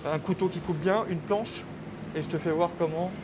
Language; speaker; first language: French; native; French